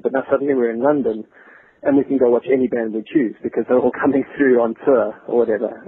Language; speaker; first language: English; native; English